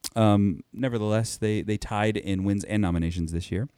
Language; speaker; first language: English; native; English